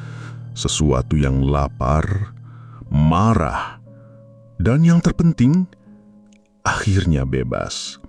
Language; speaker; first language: Indonesian; native; Indonesian